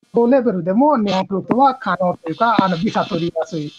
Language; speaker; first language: Japanese; non-native, fluent; Bangla